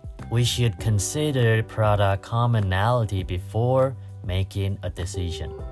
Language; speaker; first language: English; non-native, fluent; Chinese